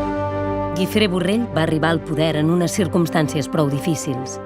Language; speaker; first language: Catalan; native; Catalan